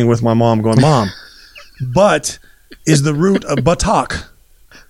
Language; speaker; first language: English; native; English